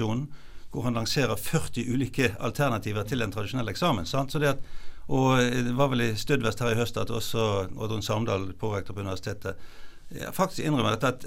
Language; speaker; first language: Norwegian; native; Norwegian